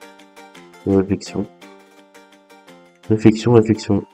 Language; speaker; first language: French; native; French